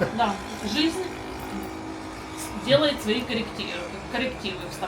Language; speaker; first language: Russian; native; Russian